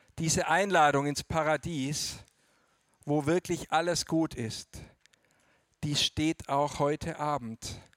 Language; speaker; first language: German; native; German